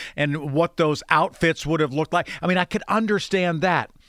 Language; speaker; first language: English; native; English